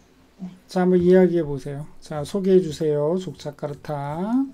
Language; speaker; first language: Korean; native; Korean